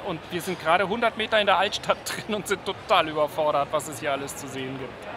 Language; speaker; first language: German; native; German